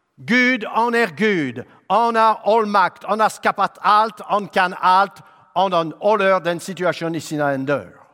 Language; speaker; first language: Swedish; non-native, fluent; French